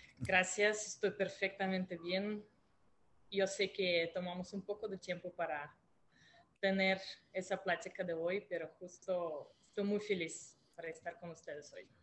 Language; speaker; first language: Spanish; non-native, fluent; Russian